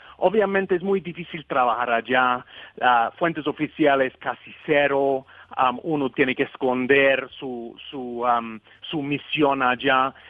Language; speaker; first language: Spanish; non-native, fluent; English